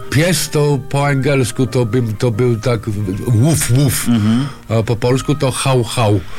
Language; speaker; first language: Polish; non-native, fluent; English